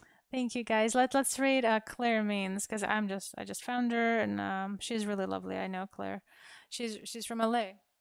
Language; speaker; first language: English; non-native, fluent; Russian